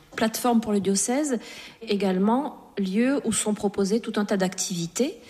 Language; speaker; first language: French; native; French